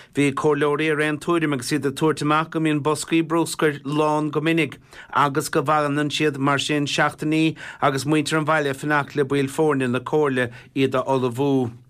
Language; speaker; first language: Irish; native; Irish